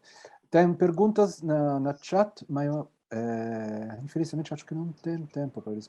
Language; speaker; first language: Portuguese; non-native, fluent; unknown